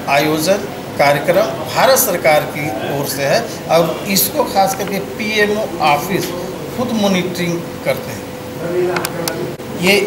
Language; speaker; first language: Hindi; native; Hindi